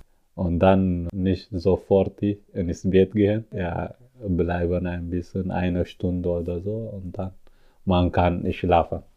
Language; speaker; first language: German; non-native, learner; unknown